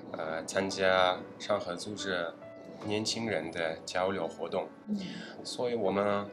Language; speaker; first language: Chinese; non-native, learner; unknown